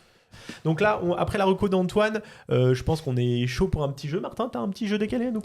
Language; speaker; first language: French; native; French